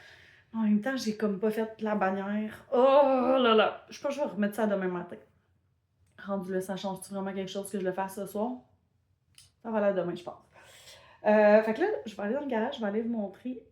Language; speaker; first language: French; native; French